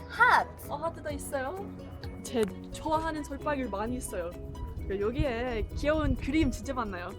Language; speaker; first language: Korean; non-native, learner; English